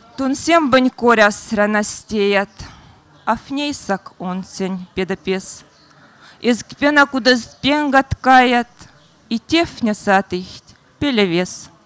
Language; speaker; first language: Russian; non-native, local second language; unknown